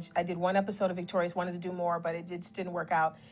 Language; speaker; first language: English; native; English